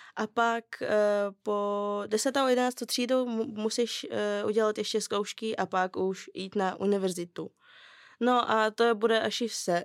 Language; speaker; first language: Czech; non-native, fluent; Russian